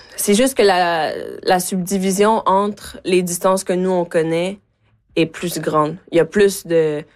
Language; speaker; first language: French; early bilingual, other home language; Spanish